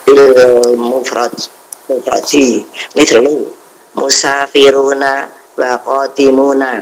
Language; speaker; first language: Arabic; non-native, learner; Indonesian